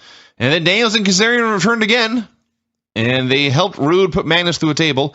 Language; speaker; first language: English; native; English